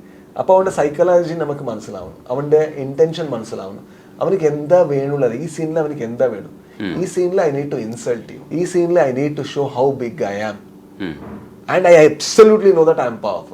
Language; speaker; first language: Malayalam; non-native, local second language; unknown